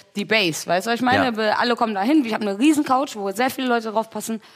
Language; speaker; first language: German; early bilingual, other home language; Tigrinya